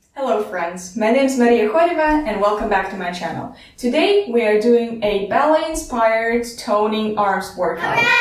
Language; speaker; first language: English; non-native, fluent; Russian